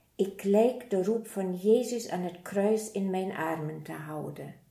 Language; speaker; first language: Dutch; non-native, fluent; German